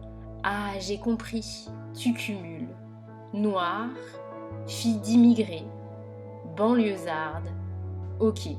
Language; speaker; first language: French; native; French